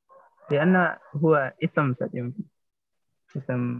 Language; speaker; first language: Arabic; non-native, learner; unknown